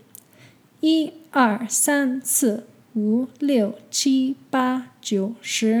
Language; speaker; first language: Chinese; non-native, learner; English